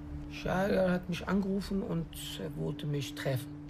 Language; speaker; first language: German; non-native, fluent; Persian